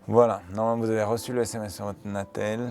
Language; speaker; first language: French; native; French